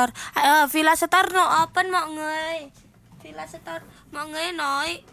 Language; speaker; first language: Vietnamese; non-native, learner; Indonesian